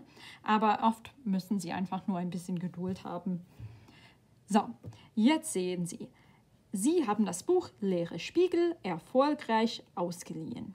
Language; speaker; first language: German; non-native, fluent; English